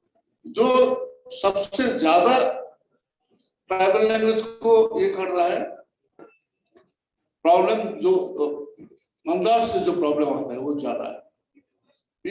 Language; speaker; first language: Hindi; non-native, learner; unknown